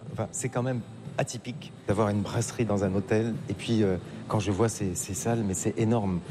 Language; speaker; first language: French; native; French